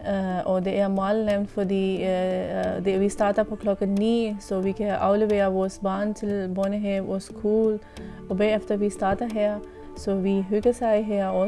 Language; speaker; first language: Danish; non-native, learner; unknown